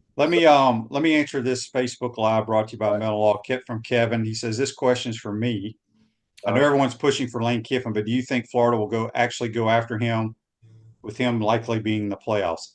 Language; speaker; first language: English; native; English